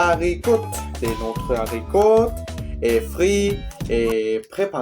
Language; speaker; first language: French; non-native, learner; Spanish